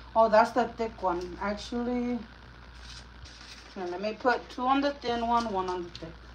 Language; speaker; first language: English; early bilingual, other home language; Spanish